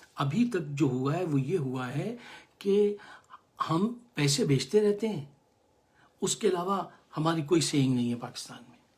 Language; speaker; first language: Urdu; native; Urdu